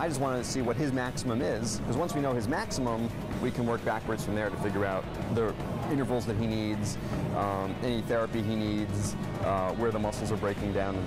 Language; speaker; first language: English; native; English